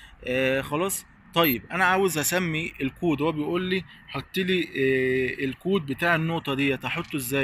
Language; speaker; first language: Arabic; native; Arabic